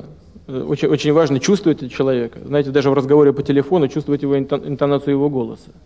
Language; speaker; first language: Russian; native; Russian